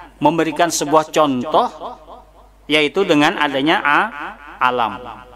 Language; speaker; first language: Indonesian; non-native, local second language; Banjar